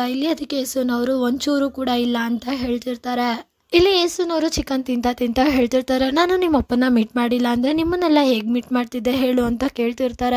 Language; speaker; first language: Kannada; native; Kannada